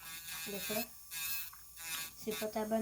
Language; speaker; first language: French; native; French